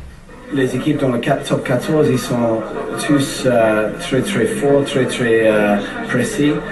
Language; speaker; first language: French; non-native, fluent; English